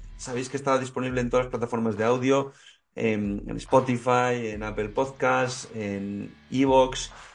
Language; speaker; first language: Spanish; native; Spanish